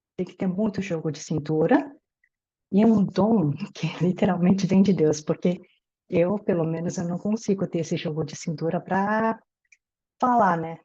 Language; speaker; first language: Portuguese; early bilingual, other home language; Korean